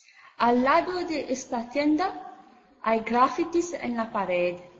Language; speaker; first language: Spanish; non-native, learner; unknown